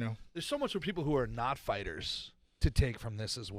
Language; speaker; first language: English; native; English